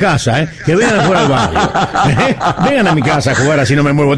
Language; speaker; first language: Spanish; native; Spanish